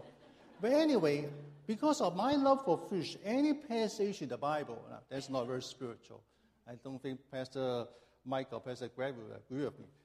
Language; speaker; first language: English; non-native, local second language; Cantonese